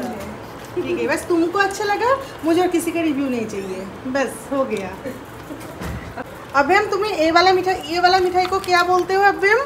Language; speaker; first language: Hindi; non-native, local second language; Bangla